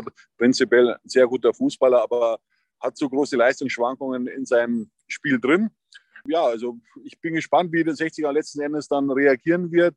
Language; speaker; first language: German; native; German